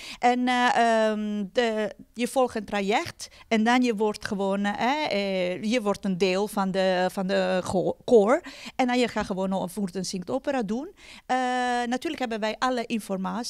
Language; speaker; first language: Dutch; non-native, fluent; Italian